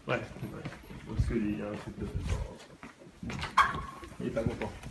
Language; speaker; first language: French; early bilingual, other home language; Japanese